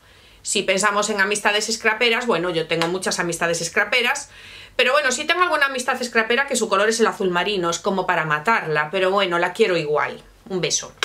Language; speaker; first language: Spanish; native; Spanish